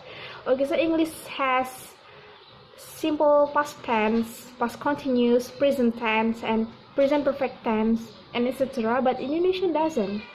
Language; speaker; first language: English; non-native, learner; Indonesian